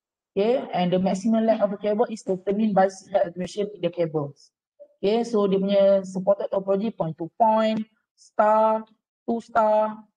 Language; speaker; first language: English; non-native, local second language; Malay